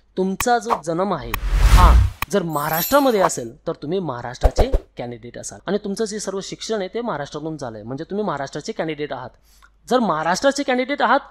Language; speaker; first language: Marathi; non-native, local second language; Hindi